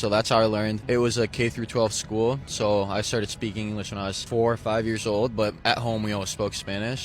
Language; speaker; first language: English; early bilingual, other home language; Spanish